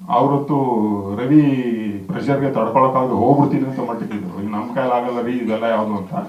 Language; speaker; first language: Kannada; native; Kannada